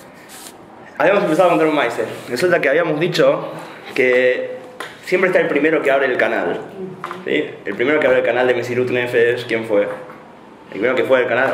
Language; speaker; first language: Spanish; native; Spanish